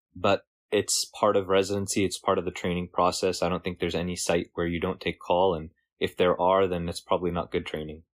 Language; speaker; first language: English; native; English